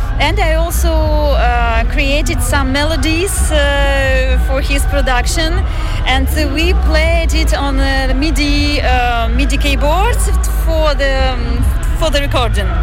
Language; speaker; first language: English; non-native, fluent; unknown